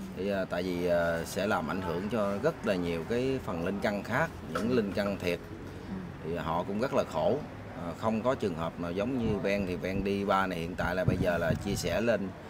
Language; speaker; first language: Vietnamese; native; Vietnamese